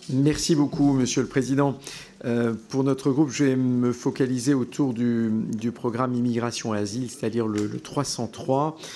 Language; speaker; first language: French; native; French